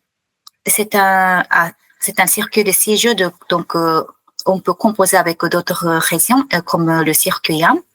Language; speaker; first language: French; non-native, fluent; Japanese